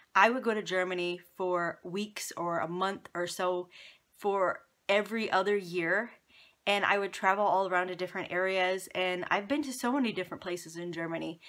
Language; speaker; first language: English; native; English